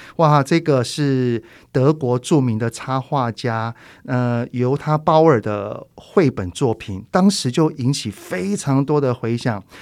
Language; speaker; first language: Chinese; native; Chinese